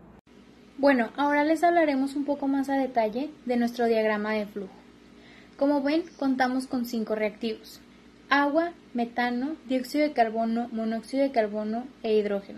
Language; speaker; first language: Spanish; native; Spanish